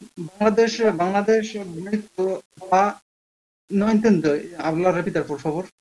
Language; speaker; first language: Spanish; non-native, learner; Bangla